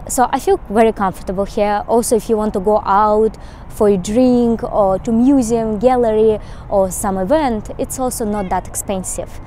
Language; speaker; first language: English; non-native, fluent; Russian